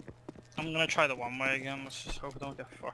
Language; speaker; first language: English; native; English